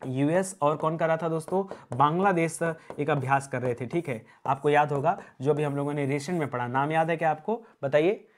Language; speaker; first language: Hindi; native; Hindi